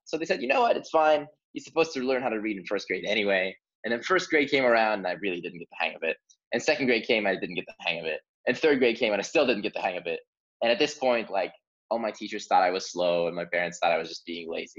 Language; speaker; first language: English; early bilingual, other home language; Hebrew